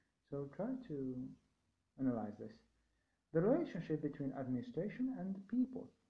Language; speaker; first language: English; non-native, fluent; Arabic